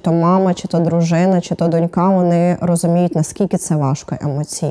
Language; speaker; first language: Ukrainian; native; Ukrainian